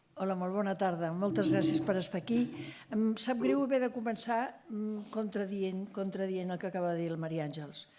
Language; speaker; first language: Catalan; native; Catalan